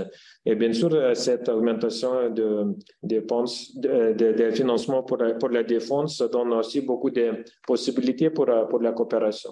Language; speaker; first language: French; non-native, fluent; Lithuanian